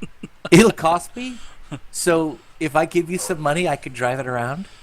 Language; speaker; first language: English; native; English